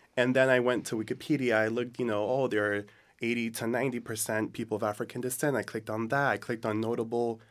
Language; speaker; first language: English; native; English